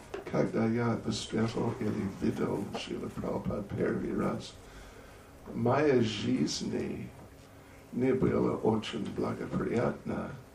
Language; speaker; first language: Russian; non-native, learner; English